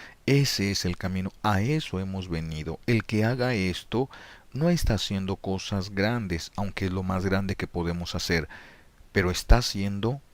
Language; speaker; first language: Spanish; native; Spanish